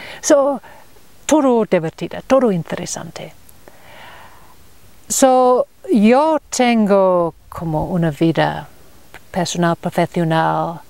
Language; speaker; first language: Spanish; non-native, learner; English